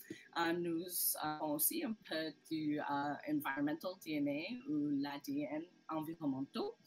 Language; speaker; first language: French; non-native, local second language; English